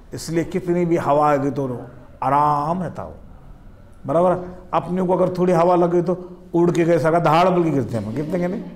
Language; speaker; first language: Hindi; non-native, local second language; Marathi